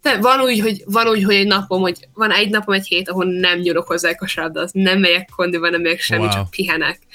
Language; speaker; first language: Hungarian; early bilingual, heritage; Hungarian